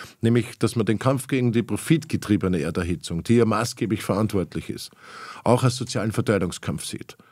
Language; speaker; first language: German; native; German